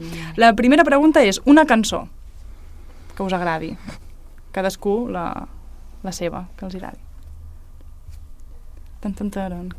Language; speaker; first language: Catalan; native; Catalan